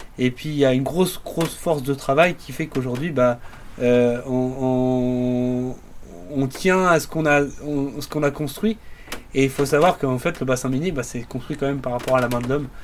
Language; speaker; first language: French; native; French